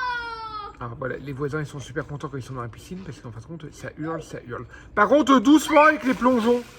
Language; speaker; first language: French; native; French